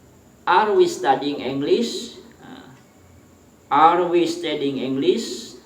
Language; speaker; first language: English; non-native, fluent; Indonesian